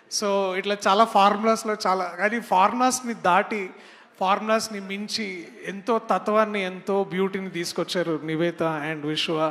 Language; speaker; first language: Telugu; native; Telugu